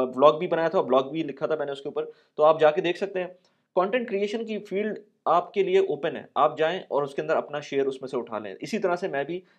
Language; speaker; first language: Urdu; native; Urdu